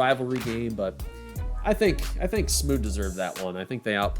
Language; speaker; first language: English; native; English